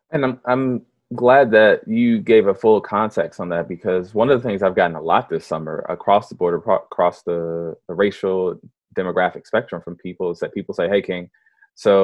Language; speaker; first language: English; native; English